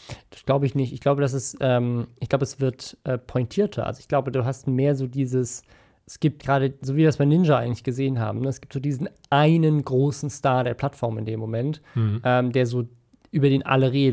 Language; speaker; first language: German; native; German